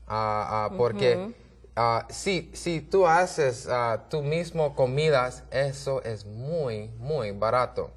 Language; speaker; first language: Spanish; non-native, learner; English